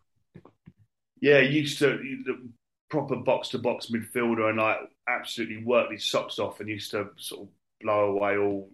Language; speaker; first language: English; native; English